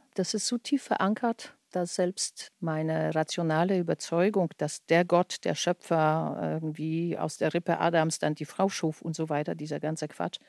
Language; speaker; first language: German; early bilingual, other home language; Polish